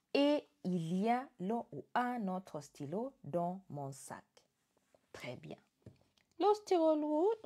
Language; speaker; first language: French; non-native, fluent; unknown